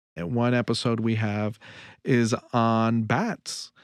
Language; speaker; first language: English; native; English